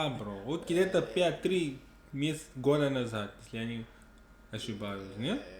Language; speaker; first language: Russian; non-native, fluent; English